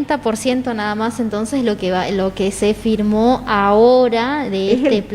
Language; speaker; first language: Spanish; native; Spanish